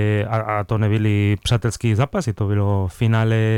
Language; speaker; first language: Czech; non-native, fluent; Spanish